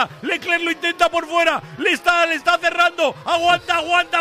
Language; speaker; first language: Spanish; native; Spanish